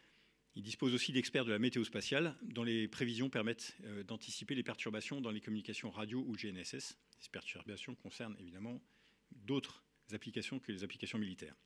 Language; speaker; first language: French; native; French